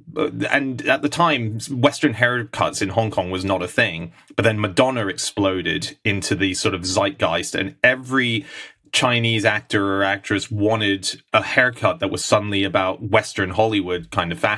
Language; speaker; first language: English; native; English